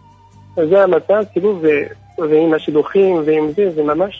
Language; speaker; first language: Hebrew; non-native, fluent; French